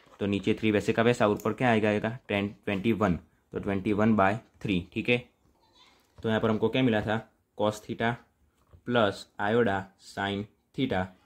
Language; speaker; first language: Hindi; non-native, local second language; Gujarati